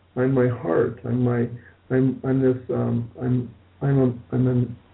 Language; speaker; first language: English; native; English